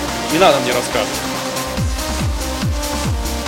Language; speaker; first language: Russian; native; Russian